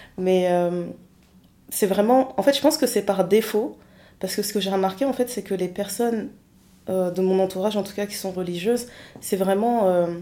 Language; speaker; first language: French; early bilingual, other home language; Lingala